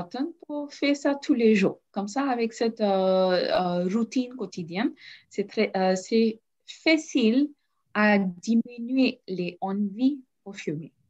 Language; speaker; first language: French; non-native, learner; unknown